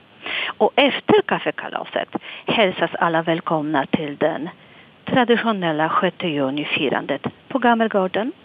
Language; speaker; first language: Swedish; non-native, fluent; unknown